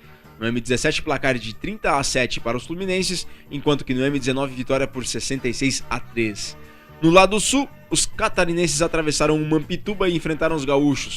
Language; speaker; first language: Portuguese; native; Portuguese